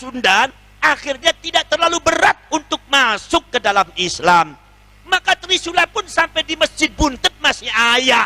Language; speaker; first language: Indonesian; non-native, local second language; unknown